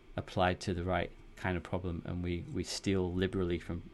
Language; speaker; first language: English; native; English